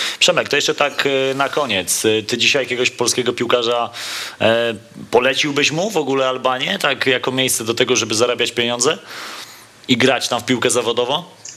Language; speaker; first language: Polish; native; Polish